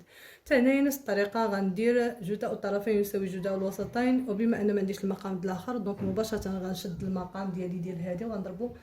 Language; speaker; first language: Arabic; native; Arabic